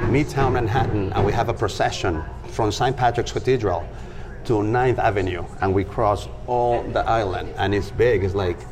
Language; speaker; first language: English; non-native, fluent; Spanish